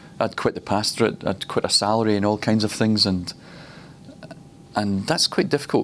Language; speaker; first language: English; native; English